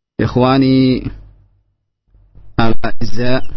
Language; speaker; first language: Arabic; non-native, fluent; Indonesian